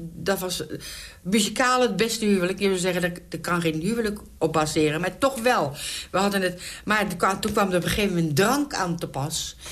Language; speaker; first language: Dutch; native; Dutch